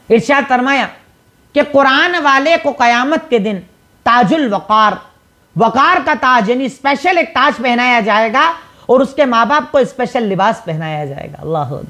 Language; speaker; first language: Hindi; native; Hindi